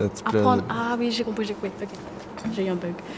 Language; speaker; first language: French; non-native, local second language; Morisyen